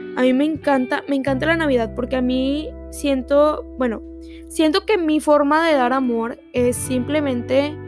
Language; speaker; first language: Spanish; early bilingual, heritage; Spanish